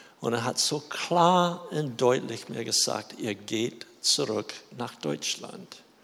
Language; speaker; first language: German; non-native, fluent; English